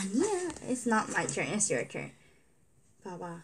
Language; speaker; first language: English; non-native, learner; Korean